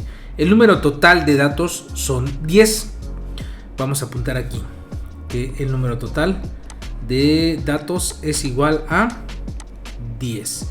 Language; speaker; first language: Spanish; native; Spanish